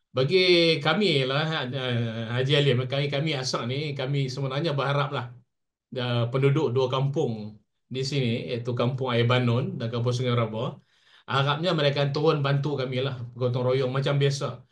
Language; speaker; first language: Malay; native; Malay